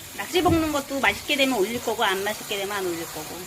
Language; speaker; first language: Korean; native; Korean